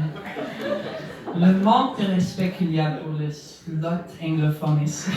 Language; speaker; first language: French; non-native, learner; English